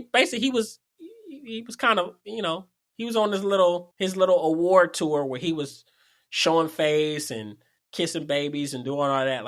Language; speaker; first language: English; native; English